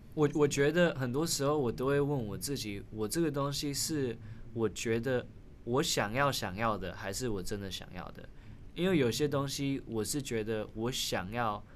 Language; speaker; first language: Chinese; early bilingual, other home language; Min Nan Chinese